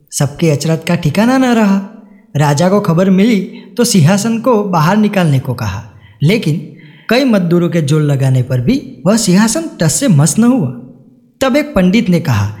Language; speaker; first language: Hindi; non-native, local second language; Gujarati